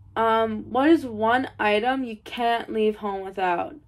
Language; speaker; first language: English; native; English